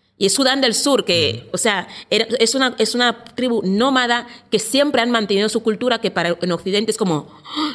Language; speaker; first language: Spanish; non-native, local second language; Fang